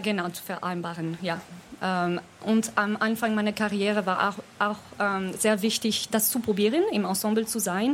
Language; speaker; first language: German; non-native, fluent; French